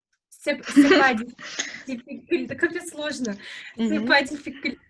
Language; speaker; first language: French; non-native, learner; Russian